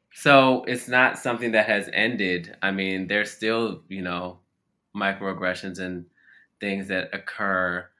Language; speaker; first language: English; native; English